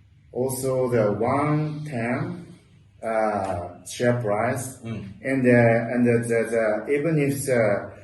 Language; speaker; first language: English; non-native, learner; Japanese